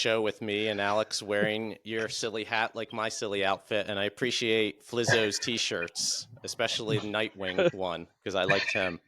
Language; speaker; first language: English; native; English